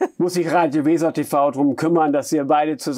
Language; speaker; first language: German; native; German